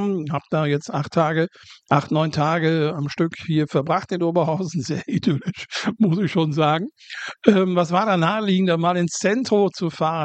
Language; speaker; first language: German; native; German